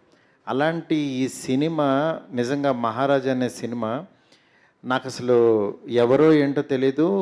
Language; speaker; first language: Telugu; native; Telugu